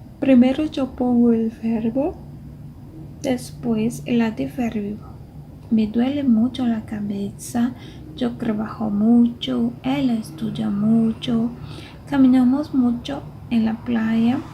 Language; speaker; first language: Spanish; non-native, fluent; Portuguese